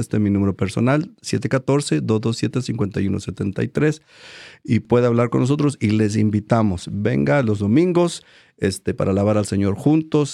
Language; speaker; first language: Spanish; native; Spanish